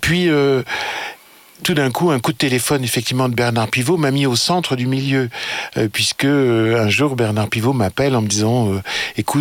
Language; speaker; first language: French; native; French